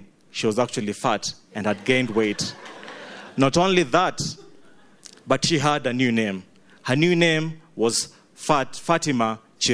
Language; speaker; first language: English; non-native, local second language; Ganda